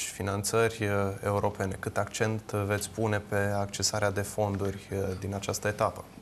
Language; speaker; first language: Romanian; native; Romanian